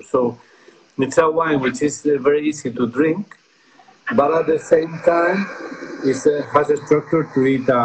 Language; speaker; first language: English; non-native, fluent; Spanish